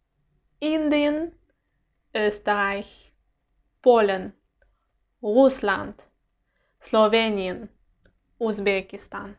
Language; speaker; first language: German; non-native, fluent; Uzbek